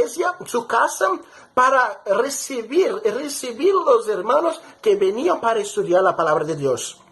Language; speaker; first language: Spanish; non-native, fluent; Portuguese